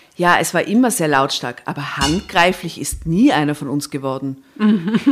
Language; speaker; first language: German; early bilingual, other home language; Serbian